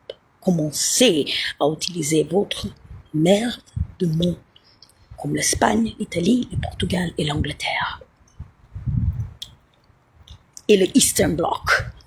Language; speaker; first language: French; non-native, learner; Italian